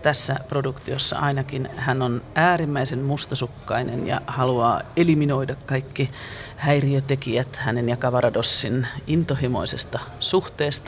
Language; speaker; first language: Finnish; native; Finnish